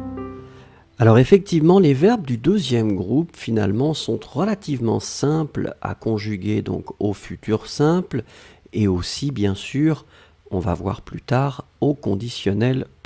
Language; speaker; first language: French; native; French